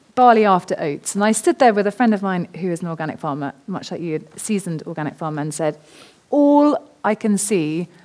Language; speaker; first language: English; native; English